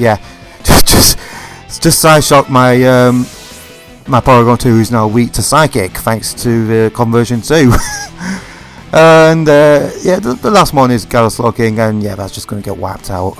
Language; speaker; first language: English; native; English